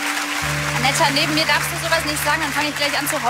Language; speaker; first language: German; native; German